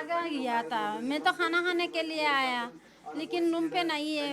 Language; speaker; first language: Hindi; non-native, local second language; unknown